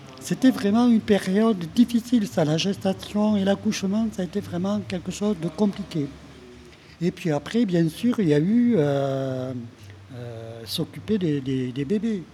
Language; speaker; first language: French; native; French